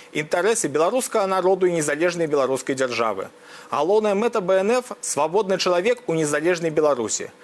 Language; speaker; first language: Belarusian; native; Belarusian